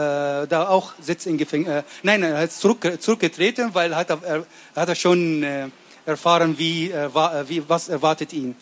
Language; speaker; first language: German; non-native, learner; Arabic